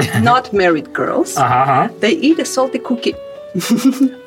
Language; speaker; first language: English; non-native, fluent; Armenian